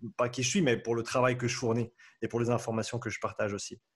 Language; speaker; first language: French; native; French